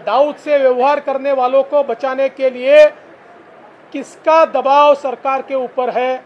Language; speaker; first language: Hindi; non-native, local second language; Marathi